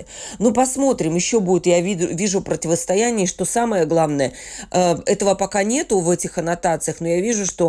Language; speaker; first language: Russian; native; Russian